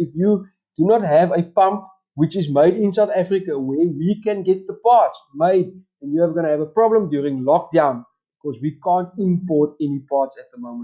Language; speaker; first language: English; non-native, local second language; Afrikaans